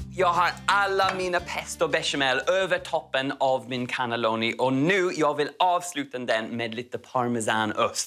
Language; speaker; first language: Swedish; non-native, learner; English